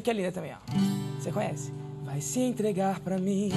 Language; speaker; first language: Portuguese; native; Portuguese